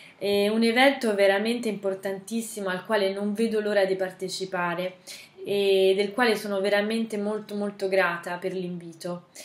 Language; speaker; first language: Italian; early bilingual, heritage; Italian